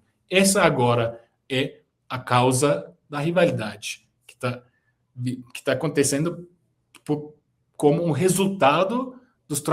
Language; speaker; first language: Portuguese; non-native, fluent; Turkish